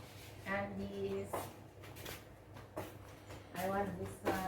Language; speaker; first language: English; non-native, learner; Filipino